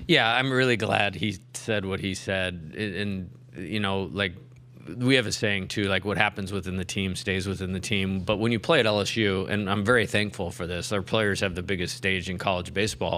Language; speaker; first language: English; native; English